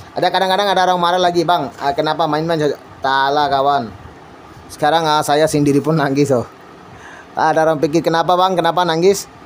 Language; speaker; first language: Malay; non-native, learner; Bangla